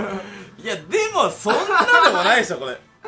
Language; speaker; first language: Japanese; native; Japanese